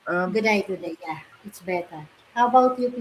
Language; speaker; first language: English; non-native, local second language; Filipino